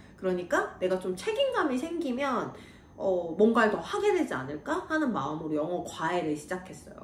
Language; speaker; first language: Korean; native; Korean